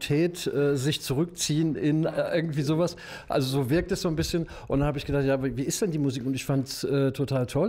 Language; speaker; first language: German; native; German